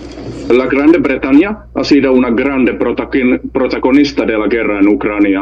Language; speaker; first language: Spanish; non-native, learner; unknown